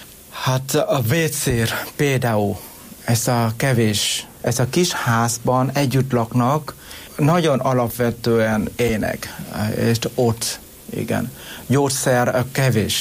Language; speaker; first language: Hungarian; non-native, learner; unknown